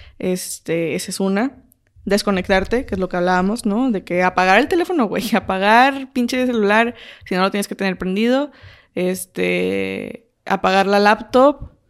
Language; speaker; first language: Spanish; native; Spanish